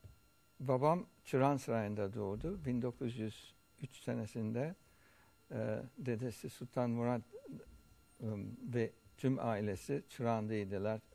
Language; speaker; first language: Turkish; early bilingual, heritage; Turkish